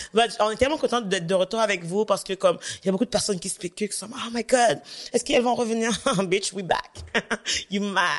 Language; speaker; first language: French; native; French